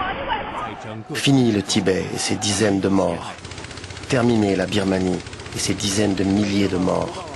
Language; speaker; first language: French; native; French